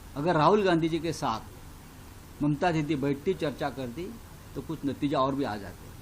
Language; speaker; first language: Hindi; non-native, local second language; Marathi